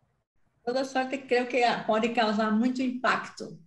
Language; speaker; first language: Spanish; non-native, learner; Portuguese